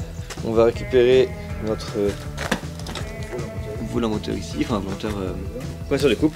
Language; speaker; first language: French; native; French